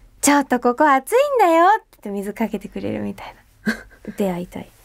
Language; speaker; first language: Japanese; native; Japanese